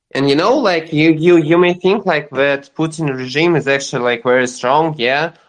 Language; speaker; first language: English; non-native, learner; Russian